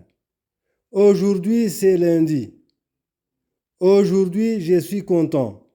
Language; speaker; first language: French; non-native, local second language; Kinyarwanda